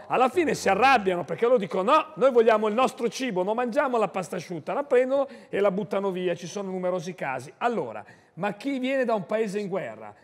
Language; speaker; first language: Italian; native; Italian